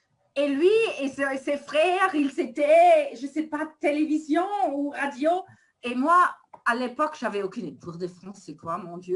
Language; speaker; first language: French; non-native, fluent; German